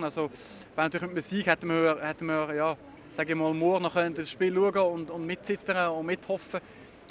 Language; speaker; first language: German; native; German